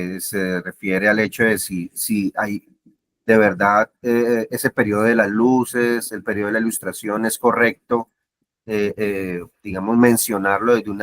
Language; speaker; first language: Spanish; native; Spanish